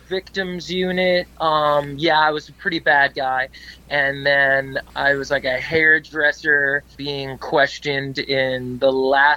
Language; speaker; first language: English; native; English